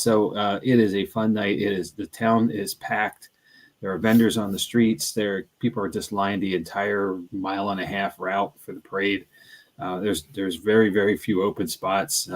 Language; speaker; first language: English; native; English